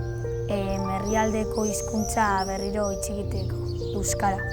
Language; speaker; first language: Basque; non-native, local second language; Spanish